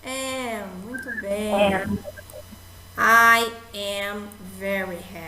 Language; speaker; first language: English; non-native, fluent; Portuguese